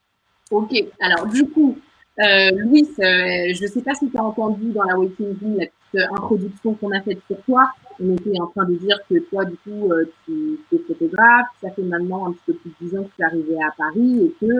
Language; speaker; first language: French; native; French